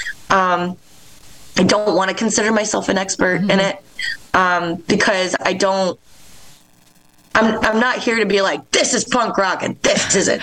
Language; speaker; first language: English; native; English